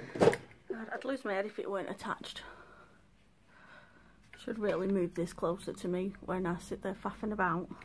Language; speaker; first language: English; native; English